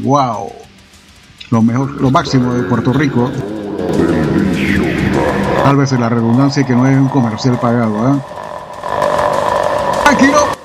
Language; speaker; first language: Spanish; native; Spanish